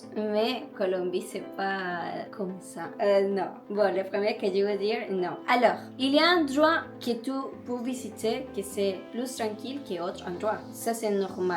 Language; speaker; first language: French; non-native, learner; Spanish